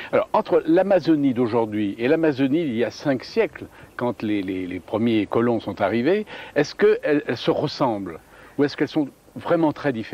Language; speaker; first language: French; native; French